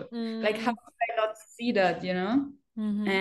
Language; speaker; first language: English; non-native, fluent; German